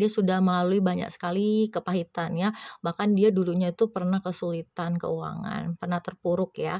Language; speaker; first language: Indonesian; native; Indonesian